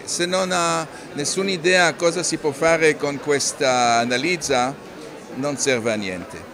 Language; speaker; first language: Italian; non-native, fluent; Hebrew